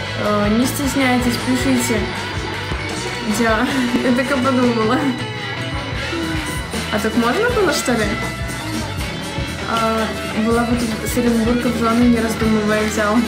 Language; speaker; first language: Russian; native; Russian